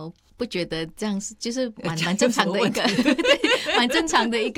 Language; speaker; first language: Chinese; non-native, fluent; Indonesian